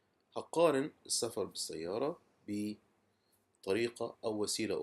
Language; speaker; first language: Arabic; native; Arabic